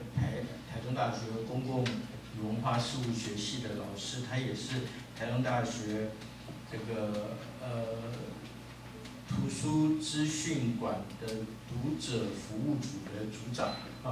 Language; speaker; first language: Chinese; native; Chinese